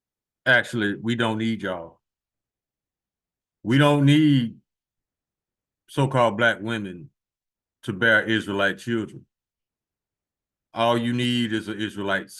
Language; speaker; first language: English; native; English